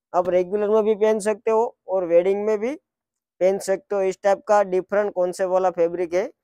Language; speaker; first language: Hindi; non-native, local second language; Gujarati